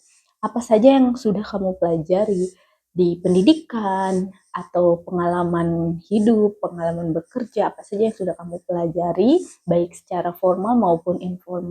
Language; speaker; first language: Indonesian; native; Indonesian